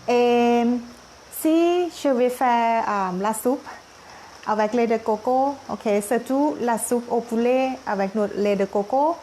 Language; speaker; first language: French; non-native, learner; Thai